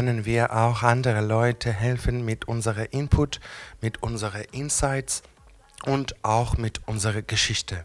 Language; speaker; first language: German; non-native, fluent; Greek